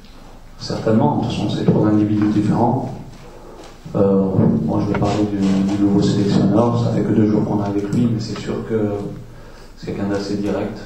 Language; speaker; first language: French; native; French